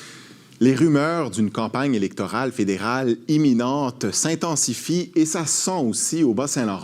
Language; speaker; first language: French; native; French